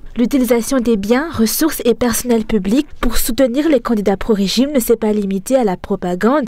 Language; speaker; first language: French; non-native, local second language; Malagasy